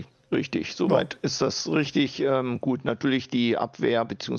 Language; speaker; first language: German; native; German